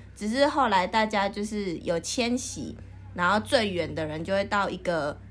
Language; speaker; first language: Chinese; native; Chinese